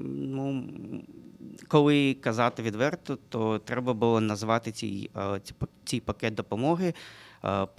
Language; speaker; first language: Ukrainian; non-native, local second language; Russian